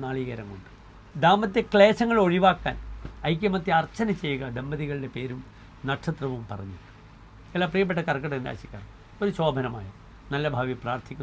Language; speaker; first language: Malayalam; native; Malayalam